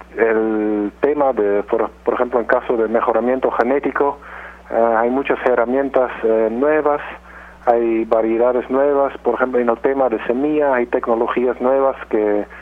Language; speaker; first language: Spanish; non-native, fluent; Dutch